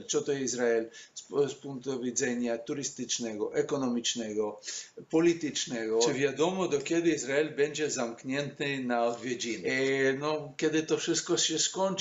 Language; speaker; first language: Polish; non-native, learner; Hebrew